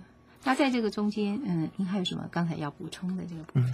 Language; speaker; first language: Chinese; native; Chinese